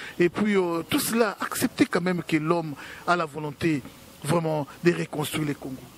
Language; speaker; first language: French; non-native, local second language; Lingala